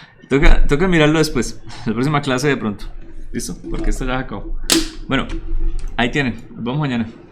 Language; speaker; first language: Spanish; native; Spanish